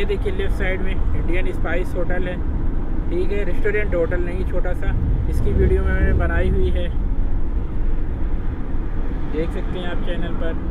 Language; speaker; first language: Hindi; native; Hindi